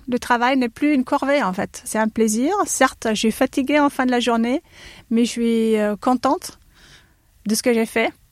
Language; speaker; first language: French; non-native, fluent; German